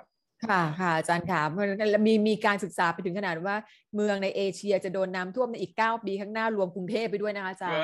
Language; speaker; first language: Thai; native; Thai